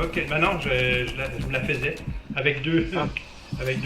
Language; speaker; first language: French; native; French